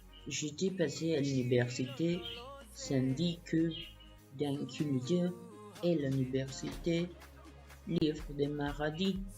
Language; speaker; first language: French; non-native, learner; Spanish